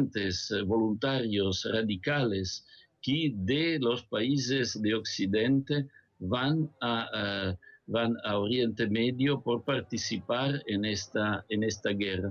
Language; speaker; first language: Spanish; non-native, fluent; Italian